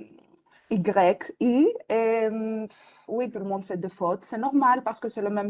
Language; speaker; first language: French; non-native, fluent; Greek